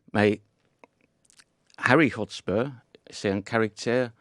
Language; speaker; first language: French; non-native, fluent; English